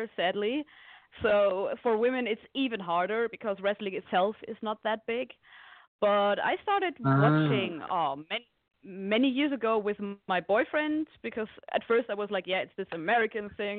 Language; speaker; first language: English; non-native, fluent; German